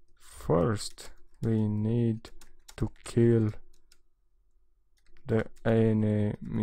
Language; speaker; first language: English; non-native, learner; Romanian